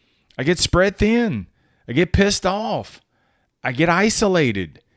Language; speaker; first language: English; native; English